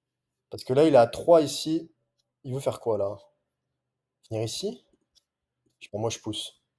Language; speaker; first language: French; native; French